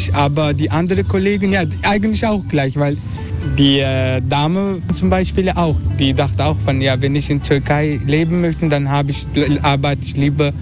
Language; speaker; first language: German; non-native, learner; Turkish